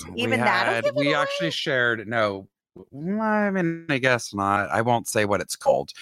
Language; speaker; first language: English; native; English